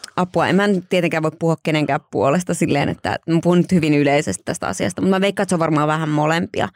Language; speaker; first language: Finnish; native; Finnish